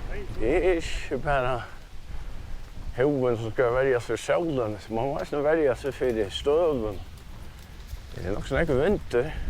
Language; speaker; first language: Swedish; non-native, learner; Faroese